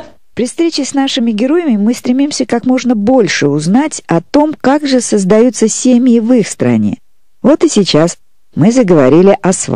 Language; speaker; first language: Russian; native; Russian